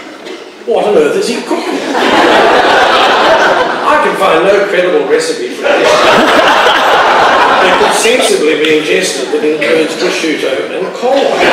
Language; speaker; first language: English; native; English